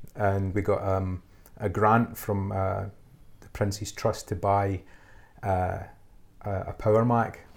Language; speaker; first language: English; native; English